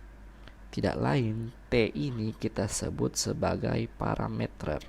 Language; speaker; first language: Indonesian; native; Indonesian